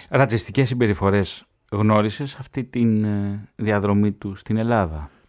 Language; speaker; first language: Greek; native; Greek